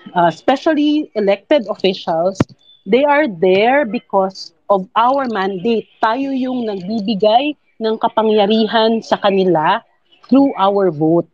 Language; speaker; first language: Filipino; non-native, local second language; Cebuano